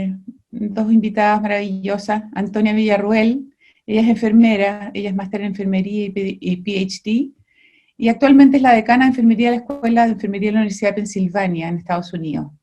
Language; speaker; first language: Spanish; native; Spanish